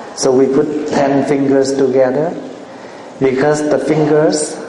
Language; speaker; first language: English; non-native, fluent; Vietnamese